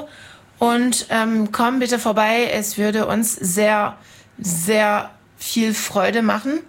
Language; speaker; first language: German; non-native, fluent; French